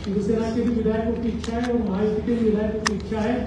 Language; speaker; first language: Hindi; non-native, local second language; Marathi